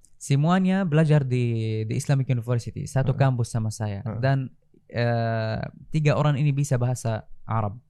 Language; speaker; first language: Indonesian; non-native, learner; Arabic